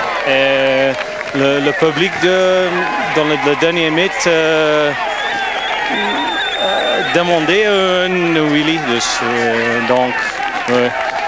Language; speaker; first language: French; non-native, learner; English